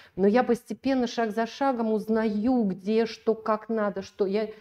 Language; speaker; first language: Russian; native; Russian